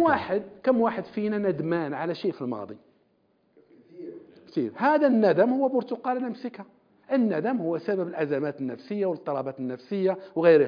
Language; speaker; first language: Arabic; native; Arabic